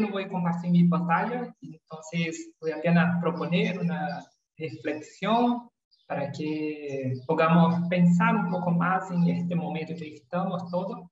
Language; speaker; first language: Spanish; non-native, learner; Portuguese